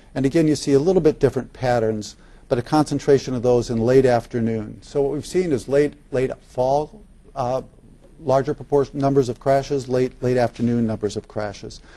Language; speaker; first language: English; native; English